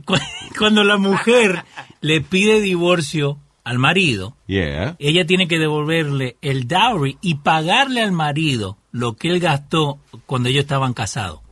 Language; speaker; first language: Spanish; native; Spanish